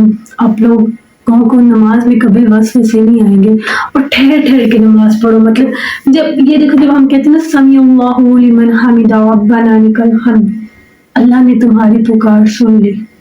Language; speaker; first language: Urdu; native; Urdu